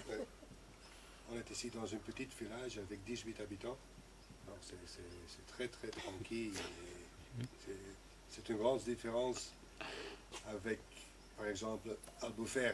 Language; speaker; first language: French; non-native, local second language; Dutch